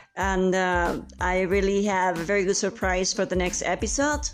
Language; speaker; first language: English; non-native, fluent; Spanish